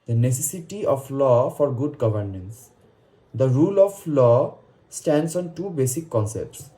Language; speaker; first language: English; non-native, local second language; Bangla